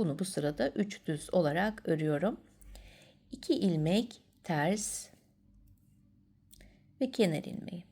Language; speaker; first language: Turkish; native; Turkish